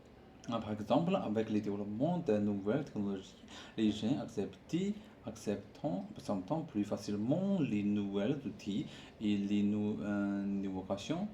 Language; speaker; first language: French; non-native, learner; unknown